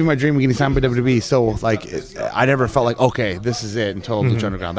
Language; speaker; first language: English; native; English